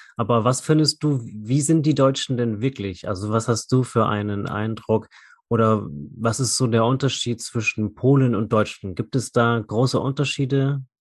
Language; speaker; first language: German; native; German